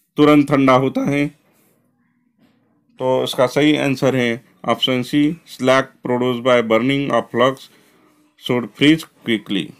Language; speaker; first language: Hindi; non-native, local second language; Marathi